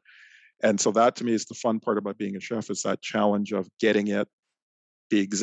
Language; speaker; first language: English; native; English